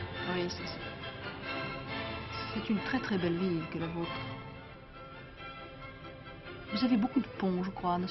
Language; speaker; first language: French; native; French